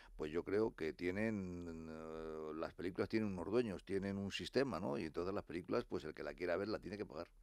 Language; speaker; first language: Spanish; native; Spanish